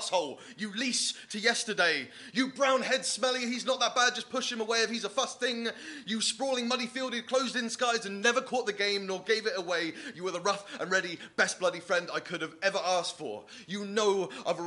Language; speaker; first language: English; native; English